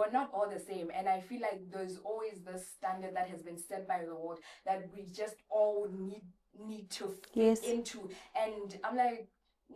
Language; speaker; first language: English; non-native, local second language; Southern Sotho